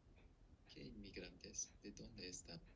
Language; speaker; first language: Spanish; non-native, learner; English